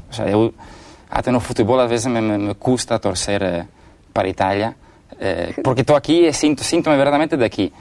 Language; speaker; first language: Portuguese; non-native, fluent; Italian